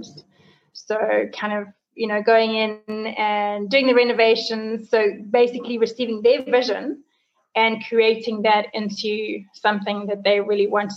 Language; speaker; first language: English; native; English